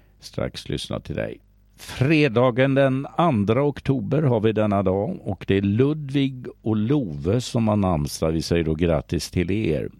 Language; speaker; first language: Swedish; native; Swedish